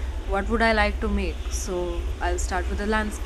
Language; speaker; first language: English; non-native, local second language; Gujarati